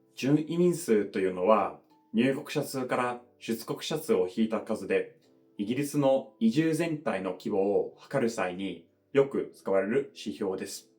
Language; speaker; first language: Japanese; non-native, fluent; English